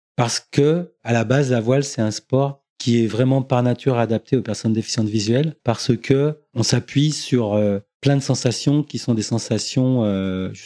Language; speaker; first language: French; native; French